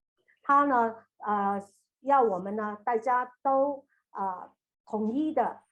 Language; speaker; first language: Chinese; native; Chinese